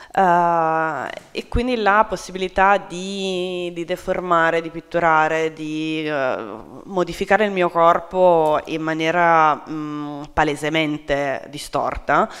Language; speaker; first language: Italian; native; Italian